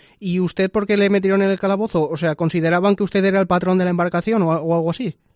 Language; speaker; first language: Spanish; native; Spanish